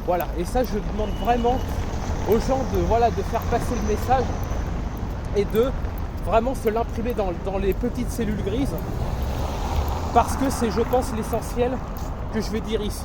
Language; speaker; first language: French; native; French